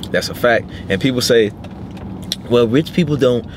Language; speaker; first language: English; native; English